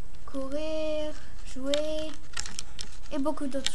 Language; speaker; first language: French; non-native, local second language; Luxembourgish